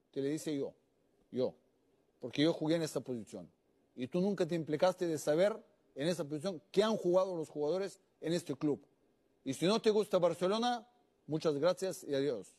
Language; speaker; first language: Spanish; non-native, fluent; Bulgarian